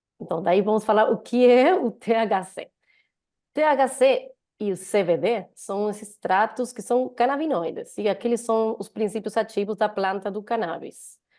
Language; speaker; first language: Portuguese; non-native, fluent; Spanish